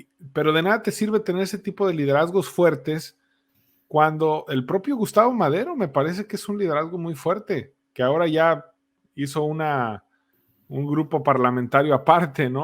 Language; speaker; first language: Spanish; native; Spanish